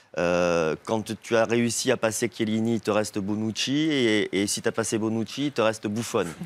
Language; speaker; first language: French; native; French